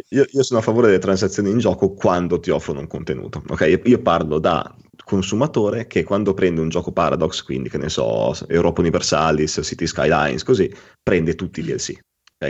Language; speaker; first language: Italian; native; Italian